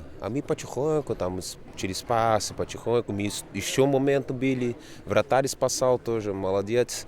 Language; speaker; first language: Russian; non-native, fluent; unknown